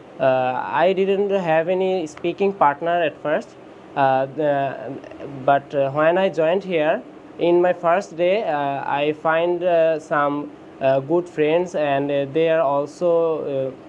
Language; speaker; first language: English; non-native, learner; Bangla